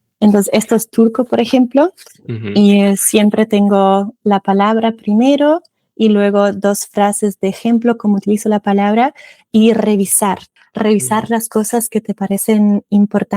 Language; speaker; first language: Spanish; non-native, fluent; German